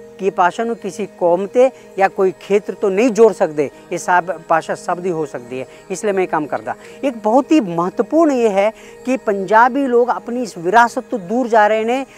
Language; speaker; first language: Punjabi; non-native, fluent; Kannada